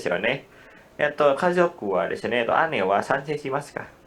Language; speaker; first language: Japanese; non-native, learner; Indonesian